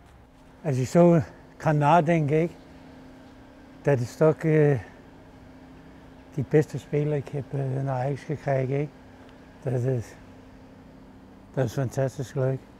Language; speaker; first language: Dutch; non-native, fluent; Danish